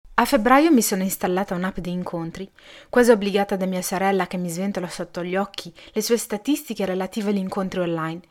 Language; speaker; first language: Italian; early bilingual, other home language; Arabic